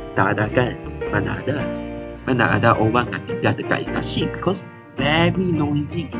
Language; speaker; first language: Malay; non-native, local second language; Chinese